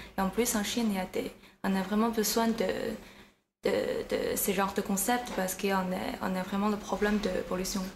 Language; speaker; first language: French; non-native, fluent; Chinese